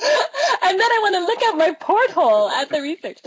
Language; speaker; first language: English; native; English